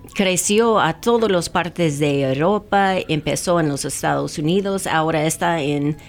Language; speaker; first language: Spanish; non-native, fluent; English